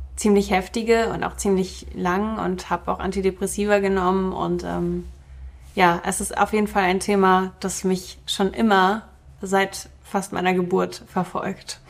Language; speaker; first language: German; early bilingual, other home language; Russian